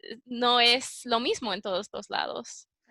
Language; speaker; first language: Spanish; early bilingual, heritage; English